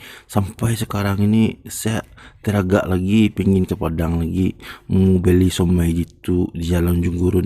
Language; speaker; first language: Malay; non-native, local second language; Minangkabau